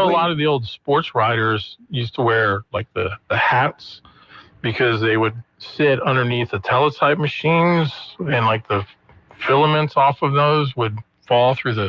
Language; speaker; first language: English; native; English